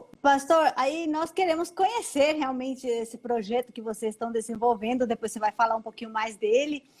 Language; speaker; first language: Portuguese; native; Portuguese